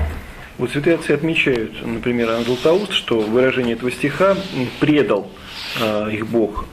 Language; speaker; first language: Russian; native; Russian